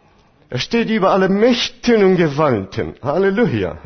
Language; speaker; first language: German; non-native, fluent; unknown